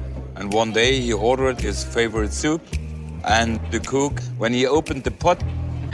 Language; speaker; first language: English; non-native, fluent; German